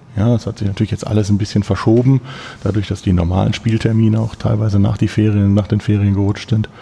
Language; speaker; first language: German; native; German